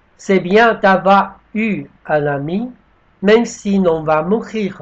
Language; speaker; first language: French; non-native, fluent; Chinese